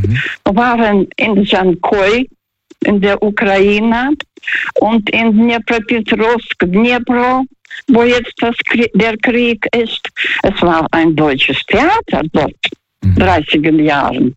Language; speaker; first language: German; non-native, fluent; Russian